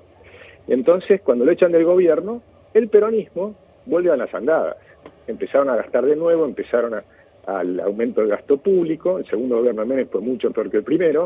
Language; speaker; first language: Spanish; native; Spanish